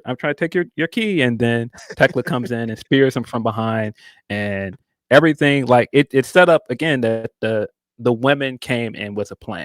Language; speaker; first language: English; native; English